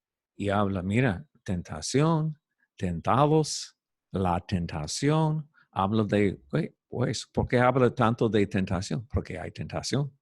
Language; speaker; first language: Spanish; non-native, fluent; English